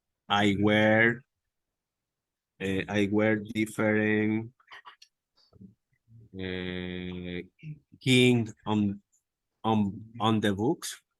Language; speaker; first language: English; non-native, learner; Spanish